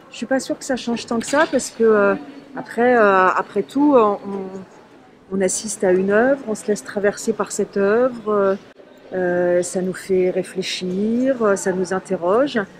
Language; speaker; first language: French; native; French